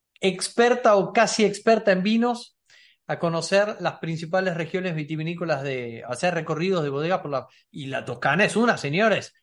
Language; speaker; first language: Spanish; native; Spanish